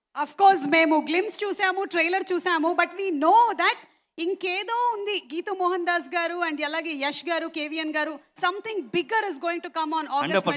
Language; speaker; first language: Telugu; native; Telugu